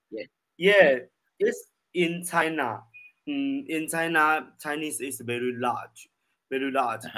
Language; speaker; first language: English; non-native, learner; Chinese